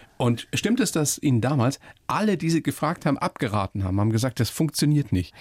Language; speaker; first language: German; native; German